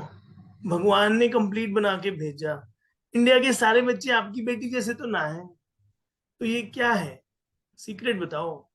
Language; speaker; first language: Hindi; native; Hindi